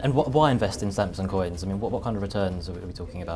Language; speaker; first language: English; native; English